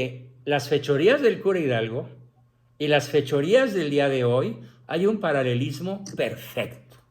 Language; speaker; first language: Spanish; native; Spanish